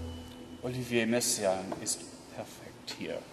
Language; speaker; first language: German; non-native, learner; English